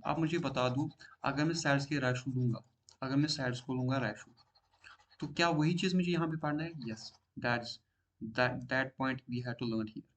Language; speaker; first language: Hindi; non-native, local second language; Kashmiri